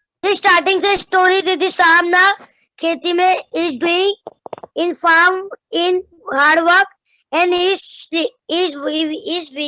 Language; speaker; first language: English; non-native, learner; Hindi